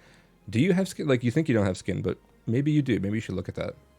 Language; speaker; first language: English; native; English